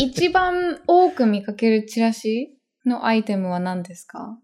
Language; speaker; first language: Japanese; native; Japanese